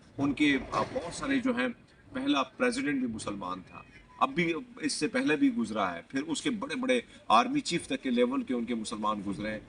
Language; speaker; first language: Urdu; non-native, local second language; Pashto